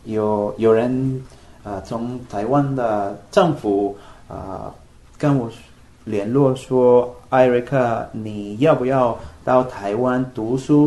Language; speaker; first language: Chinese; non-native, fluent; Spanish